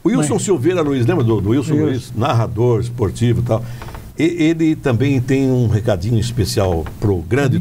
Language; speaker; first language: Portuguese; native; Portuguese